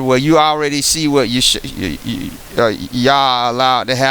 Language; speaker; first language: English; native; English